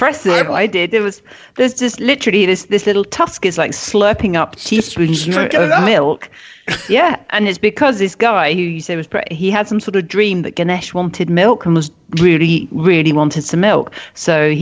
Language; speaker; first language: English; native; English